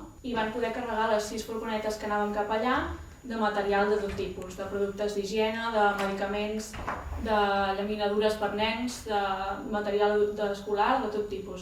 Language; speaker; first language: Catalan; native; Catalan